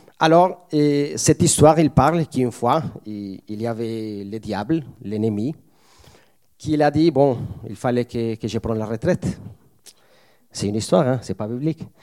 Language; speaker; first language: French; non-native, fluent; Spanish